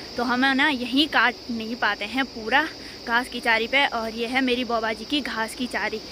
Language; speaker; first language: Hindi; native; Hindi